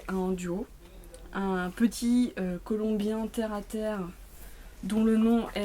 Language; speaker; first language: French; native; French